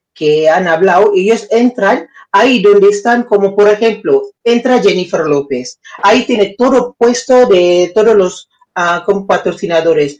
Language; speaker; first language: Spanish; non-native, fluent; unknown